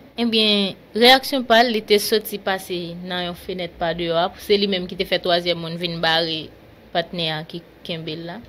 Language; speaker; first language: Haitian Creole; native; Haitian Creole